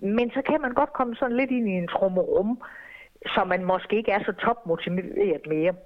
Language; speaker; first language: Danish; native; Danish